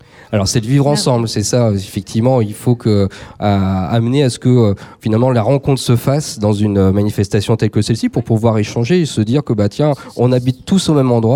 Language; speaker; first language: French; native; French